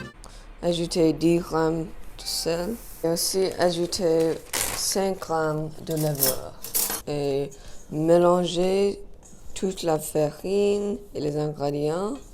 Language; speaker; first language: French; non-native, learner; English